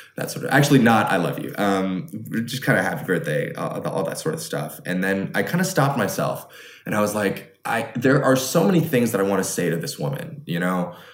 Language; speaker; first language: English; early bilingual, other home language; Chinese